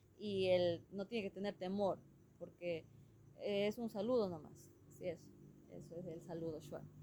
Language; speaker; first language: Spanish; non-native, local second language; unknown